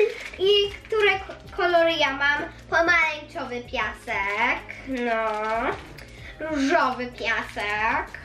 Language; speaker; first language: Polish; early bilingual, heritage; Polish